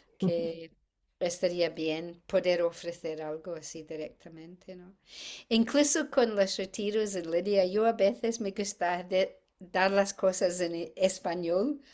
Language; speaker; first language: Spanish; non-native, fluent; English